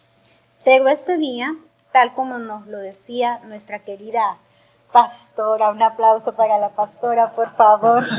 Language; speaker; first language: Spanish; native; Spanish